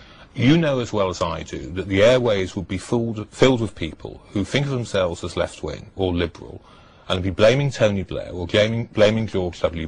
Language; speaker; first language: English; native; English